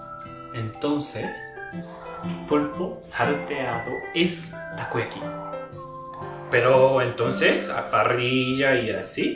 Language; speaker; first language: Spanish; non-native, learner; Japanese